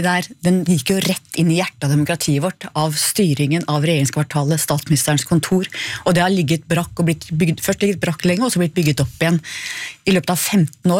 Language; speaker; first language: Norwegian; native; Norwegian